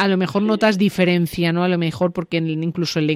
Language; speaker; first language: Spanish; native; Spanish